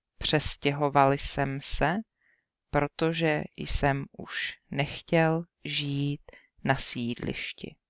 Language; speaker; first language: Czech; native; Czech